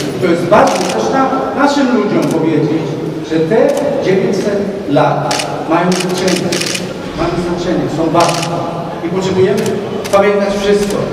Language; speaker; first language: Polish; non-native, learner; Hebrew